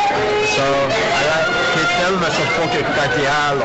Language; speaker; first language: Greek; early bilingual, heritage; English